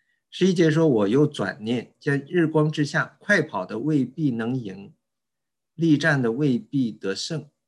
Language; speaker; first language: Chinese; native; Chinese